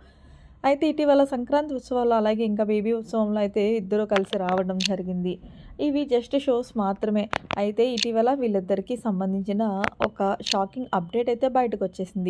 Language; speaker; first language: Telugu; native; Telugu